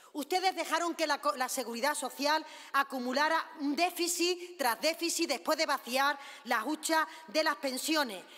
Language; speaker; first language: Spanish; native; Spanish